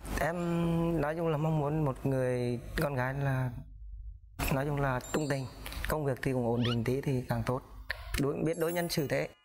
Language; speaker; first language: Vietnamese; native; Vietnamese